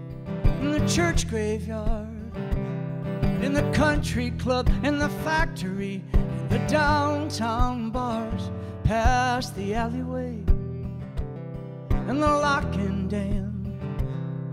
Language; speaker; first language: English; native; English